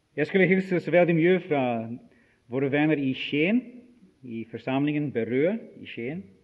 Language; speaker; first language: Norwegian; non-native, fluent; English